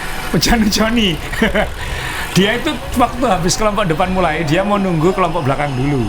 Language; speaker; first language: Indonesian; native; Indonesian